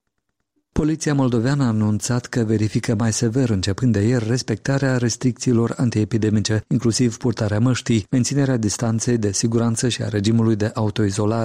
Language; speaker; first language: Romanian; native; Romanian